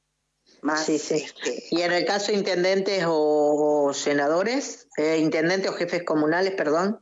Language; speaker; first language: Spanish; native; Spanish